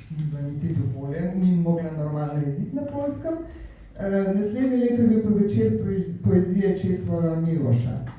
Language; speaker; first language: Slovenian; native; Slovenian